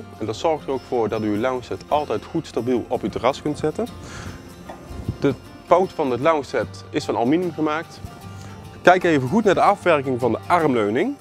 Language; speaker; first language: Dutch; native; Dutch